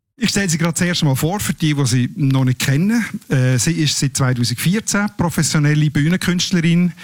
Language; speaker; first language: German; native; German